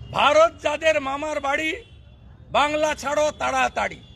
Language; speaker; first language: Bangla; native; Bangla